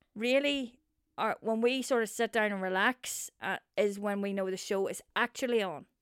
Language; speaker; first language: English; native; English